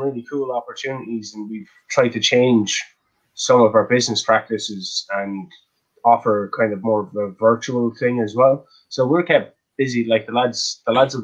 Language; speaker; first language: English; native; English